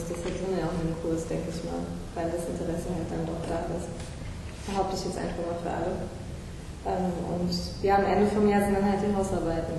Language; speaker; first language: German; native; German